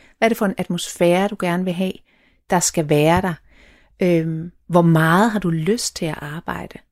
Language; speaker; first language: Danish; native; Danish